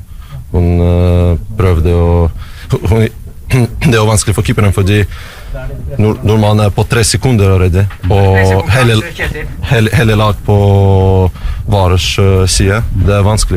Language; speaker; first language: Norwegian; non-native, fluent; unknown